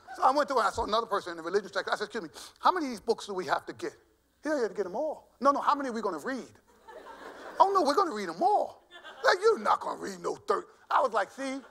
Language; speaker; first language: English; native; English